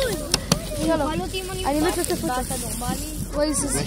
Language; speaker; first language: Hebrew; native; Hebrew